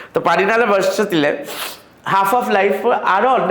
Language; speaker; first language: Malayalam; non-native, learner; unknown